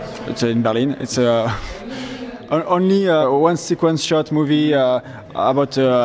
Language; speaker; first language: English; non-native, fluent; French